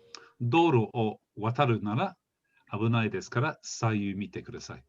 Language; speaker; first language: Japanese; non-native, fluent; English